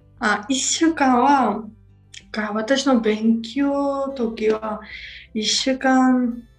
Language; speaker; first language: Japanese; non-native, learner; Georgian